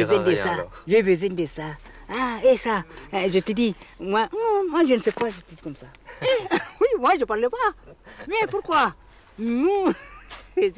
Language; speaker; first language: French; non-native, learner; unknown